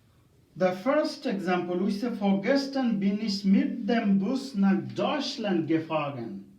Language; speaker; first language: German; non-native, fluent; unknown